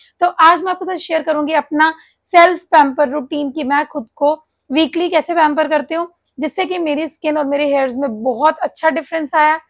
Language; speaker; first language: Hindi; native; Hindi